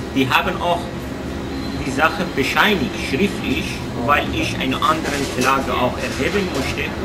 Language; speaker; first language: German; non-native, fluent; Persian